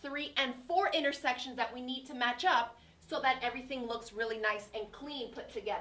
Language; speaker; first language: English; native; English